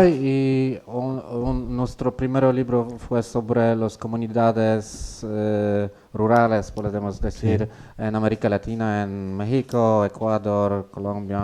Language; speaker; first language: Spanish; non-native, learner; Polish